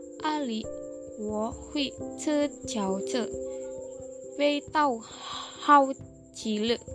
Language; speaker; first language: Chinese; non-native, learner; Vietnamese